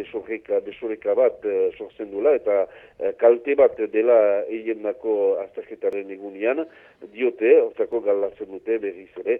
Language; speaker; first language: Basque; native; Basque